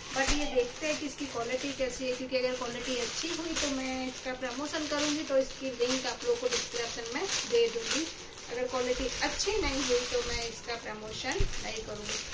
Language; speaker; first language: Hindi; non-native, local second language; Gujarati